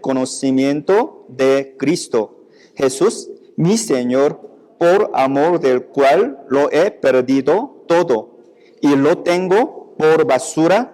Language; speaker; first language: Spanish; non-native, fluent; Korean